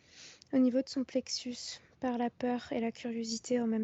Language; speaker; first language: French; native; French